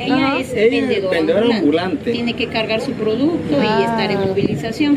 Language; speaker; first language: Spanish; native; Spanish